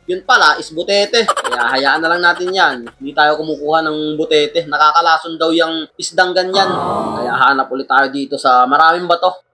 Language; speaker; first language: Filipino; non-native, local second language; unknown